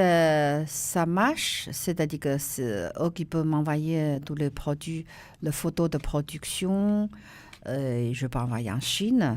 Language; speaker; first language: French; non-native, learner; Chinese